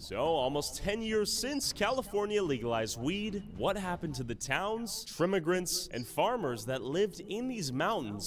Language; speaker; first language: English; native; English